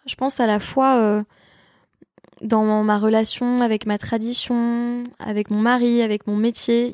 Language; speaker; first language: French; native; French